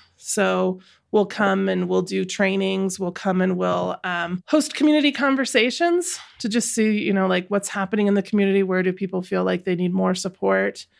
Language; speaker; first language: English; native; English